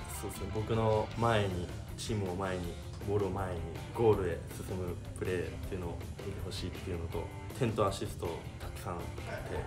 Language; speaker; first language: Japanese; native; Japanese